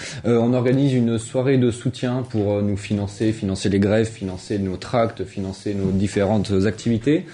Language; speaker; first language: French; native; French